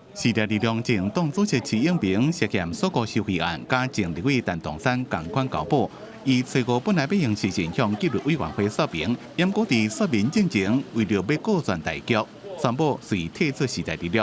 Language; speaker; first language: Chinese; native; Chinese